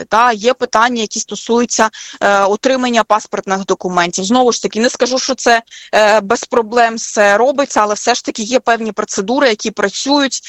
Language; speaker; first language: Ukrainian; native; Ukrainian